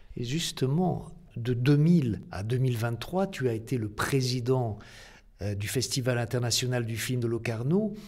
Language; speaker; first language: French; native; French